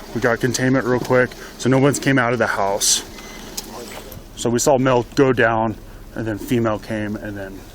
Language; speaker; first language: English; native; English